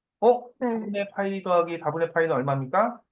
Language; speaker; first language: Korean; native; Korean